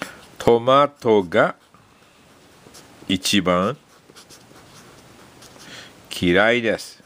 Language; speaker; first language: Japanese; non-native, learner; English